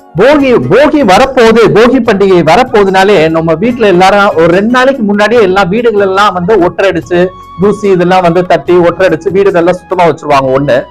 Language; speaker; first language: Tamil; native; Tamil